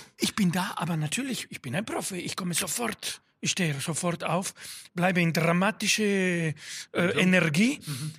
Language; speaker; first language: German; non-native, fluent; Spanish